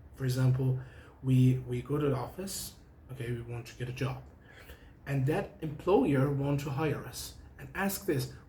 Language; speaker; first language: English; non-native, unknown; Persian